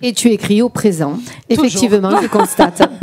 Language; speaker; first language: French; native; French